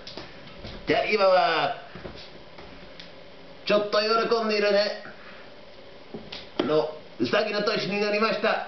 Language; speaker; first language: Japanese; non-native, learner; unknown